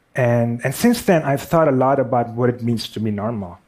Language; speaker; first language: English; non-native, local second language; Urdu